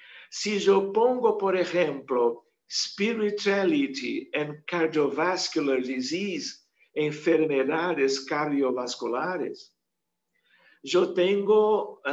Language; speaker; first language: Spanish; non-native, fluent; Portuguese